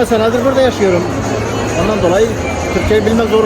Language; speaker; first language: Turkish; non-native, fluent; Uzbek